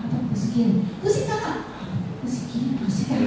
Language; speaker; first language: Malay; non-native, local second language; Chinese